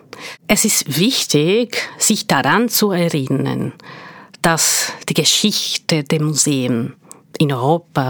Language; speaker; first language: German; non-native, fluent; Portuguese